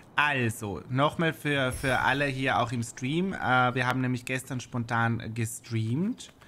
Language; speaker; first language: German; native; German